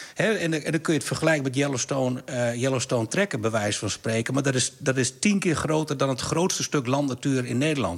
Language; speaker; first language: Dutch; native; Dutch